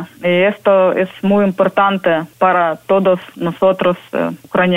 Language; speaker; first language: Spanish; non-native, learner; Ukrainian